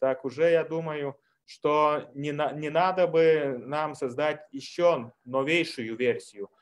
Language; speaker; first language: Russian; non-native, fluent; Lithuanian